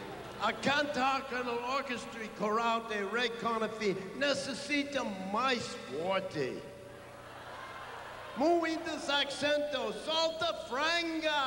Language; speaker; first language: Portuguese; non-native, learner; English